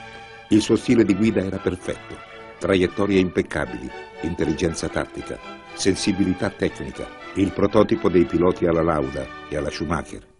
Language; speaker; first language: Italian; native; Italian